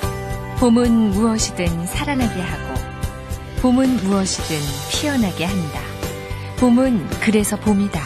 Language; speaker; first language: Korean; native; Korean